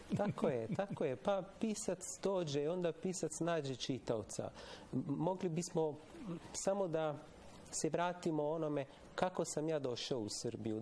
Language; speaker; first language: Serbian; non-native, fluent; Italian